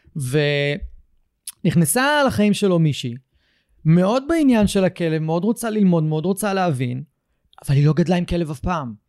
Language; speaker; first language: Hebrew; native; Hebrew